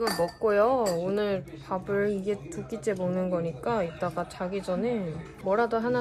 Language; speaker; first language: Korean; native; Korean